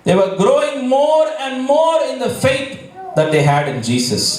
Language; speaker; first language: English; non-native, local second language; Tamil